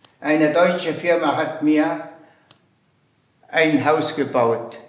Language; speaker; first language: German; non-native, fluent; Mongolian